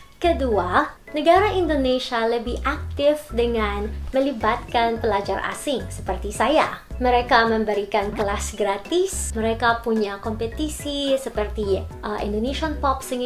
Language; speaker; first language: Indonesian; non-native, learner; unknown